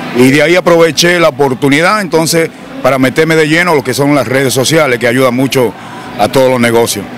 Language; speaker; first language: Spanish; native; Spanish